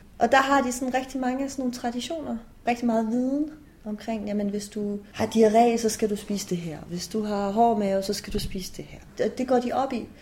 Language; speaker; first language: Danish; early bilingual, other home language; Persian